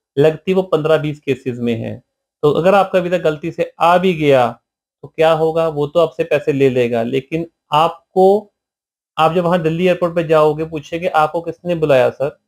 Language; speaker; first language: Hindi; non-native, local second language; Punjabi